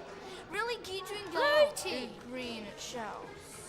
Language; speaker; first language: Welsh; non-native, local second language; English